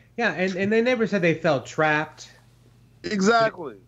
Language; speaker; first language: English; native; English